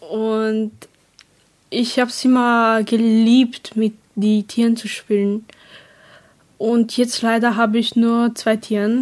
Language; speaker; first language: German; non-native, learner; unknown